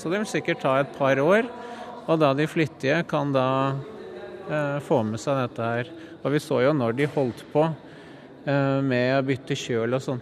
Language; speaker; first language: Norwegian; native; Norwegian